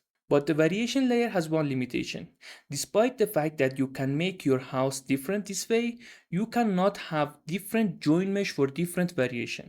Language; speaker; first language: English; non-native, fluent; Persian